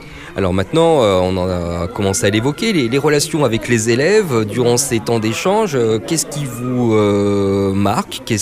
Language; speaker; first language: French; native; French